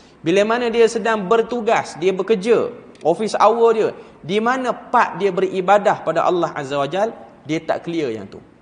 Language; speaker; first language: Malay; native; Malay